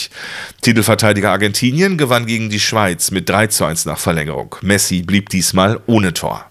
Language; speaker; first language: German; native; German